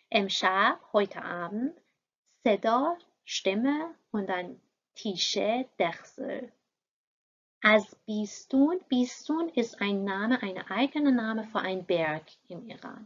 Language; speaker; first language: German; non-native, fluent; Persian